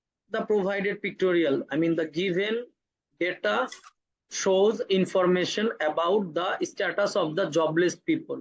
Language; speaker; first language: English; non-native, local second language; Bangla